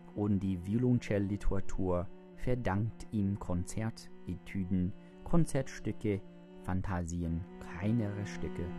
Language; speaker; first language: German; non-native, fluent; English